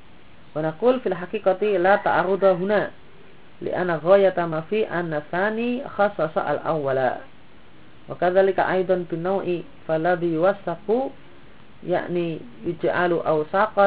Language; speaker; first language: Arabic; non-native, fluent; Indonesian